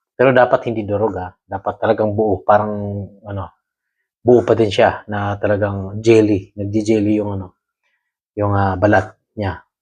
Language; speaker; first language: Filipino; non-native, local second language; Cebuano